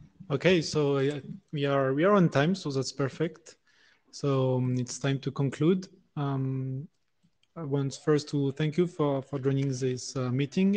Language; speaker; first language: English; non-native, fluent; French